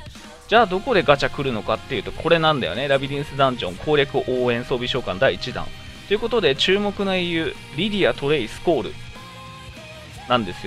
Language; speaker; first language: Japanese; native; Japanese